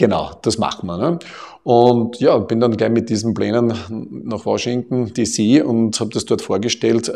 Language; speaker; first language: German; native; German